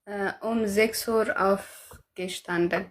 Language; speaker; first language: German; non-native, learner; Amharic